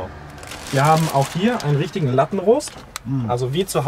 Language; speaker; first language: German; native; German